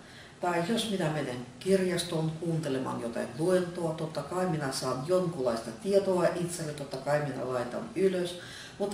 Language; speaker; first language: Finnish; non-native, fluent; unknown